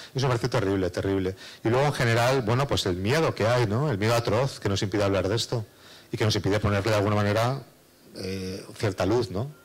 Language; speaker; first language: Spanish; native; Spanish